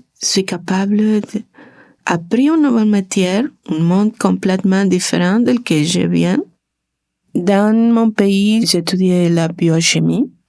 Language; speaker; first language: French; non-native, learner; Spanish